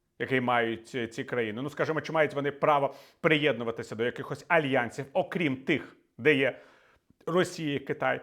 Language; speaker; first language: Ukrainian; native; Ukrainian